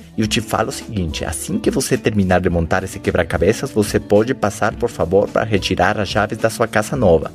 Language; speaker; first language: Portuguese; non-native, fluent; Spanish